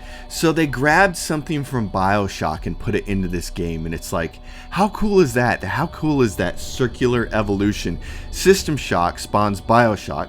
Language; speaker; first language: English; native; English